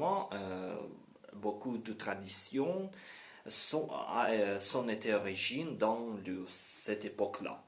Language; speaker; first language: French; non-native, learner; Ukrainian